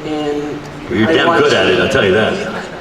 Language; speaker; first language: English; native; English